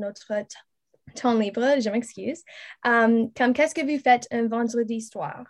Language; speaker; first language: French; non-native, learner; English